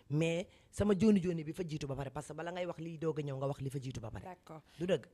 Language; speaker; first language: Wolof; native; Wolof